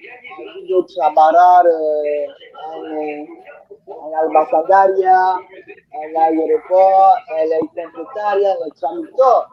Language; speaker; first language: Spanish; non-native, learner; French